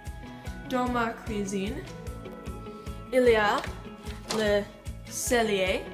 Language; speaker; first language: French; non-native, learner; English